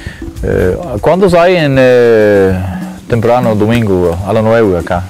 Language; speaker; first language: Spanish; non-native, learner; Danish